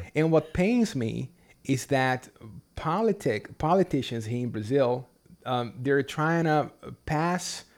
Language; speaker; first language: English; non-native, fluent; Portuguese